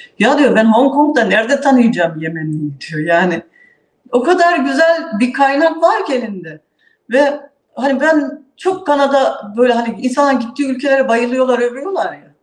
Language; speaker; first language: Turkish; native; Turkish